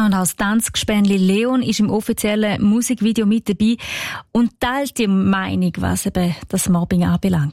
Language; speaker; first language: German; native; German